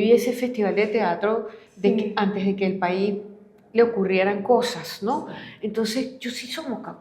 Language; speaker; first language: Spanish; native; Spanish